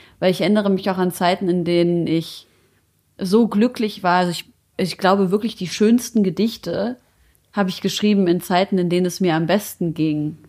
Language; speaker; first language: German; early bilingual, other home language; Arabic